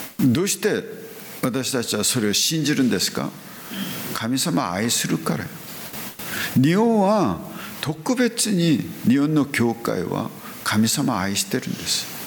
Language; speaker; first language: Japanese; non-native, fluent; Korean